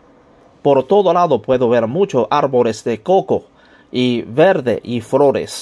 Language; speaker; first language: Spanish; non-native, learner; Chinese